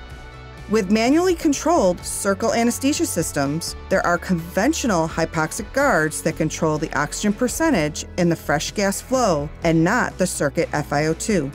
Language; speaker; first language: English; native; English